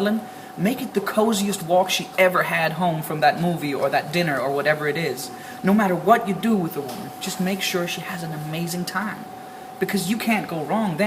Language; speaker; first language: English; non-native, fluent; Danish